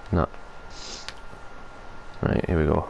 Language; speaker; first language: English; native; English